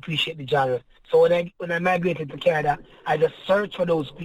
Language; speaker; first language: English; non-native, local second language; Jamaican Creole English